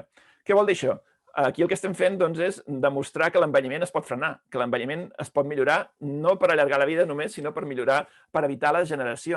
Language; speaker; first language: Catalan; native; Catalan